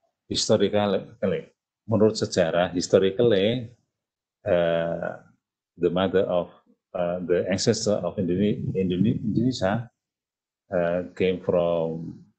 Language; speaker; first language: English; non-native, fluent; Indonesian